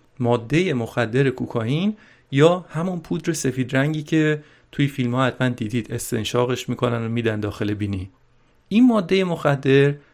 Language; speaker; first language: Persian; native; Persian